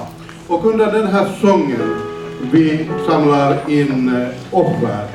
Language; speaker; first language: Swedish; non-native, fluent; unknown